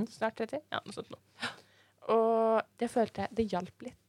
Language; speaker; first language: Norwegian; native; Norwegian